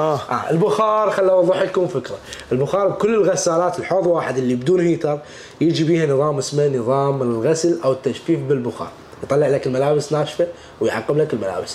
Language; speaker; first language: Arabic; native; Arabic